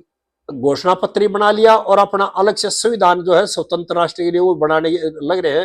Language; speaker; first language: Hindi; native; Hindi